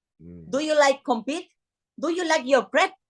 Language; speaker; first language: English; non-native, learner; Spanish